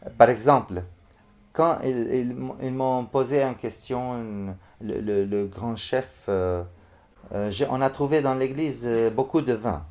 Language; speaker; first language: French; non-native, fluent; Arabic